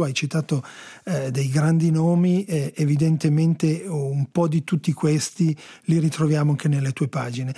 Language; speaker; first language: Italian; native; Italian